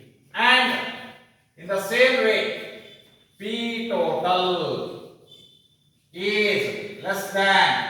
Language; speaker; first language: English; non-native, local second language; Kannada